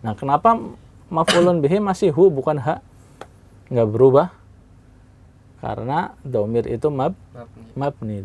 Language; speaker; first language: Indonesian; native; Indonesian